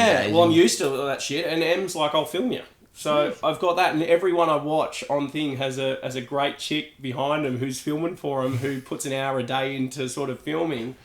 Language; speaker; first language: English; native; English